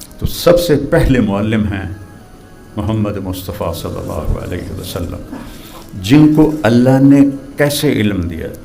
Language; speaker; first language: Urdu; non-native, local second language; Punjabi